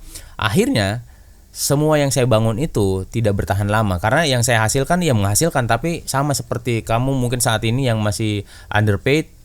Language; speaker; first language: Indonesian; native; Indonesian